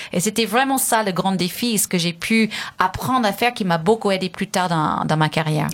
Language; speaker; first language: French; non-native, fluent; English